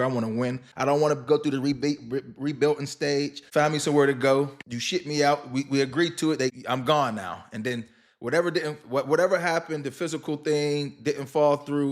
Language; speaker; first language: English; native; English